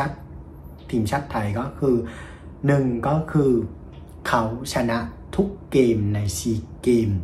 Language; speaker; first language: Thai; non-native, fluent; Vietnamese